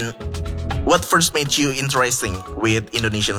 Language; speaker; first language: English; non-native, fluent; Indonesian